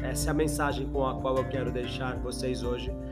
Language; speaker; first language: Portuguese; non-native, fluent; English